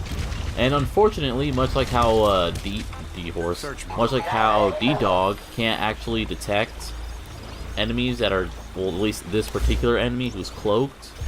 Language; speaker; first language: English; native; English